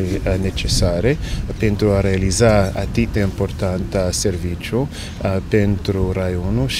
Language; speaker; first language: Romanian; non-native, fluent; English